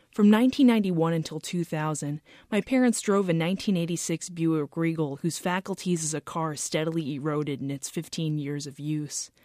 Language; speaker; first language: English; native; English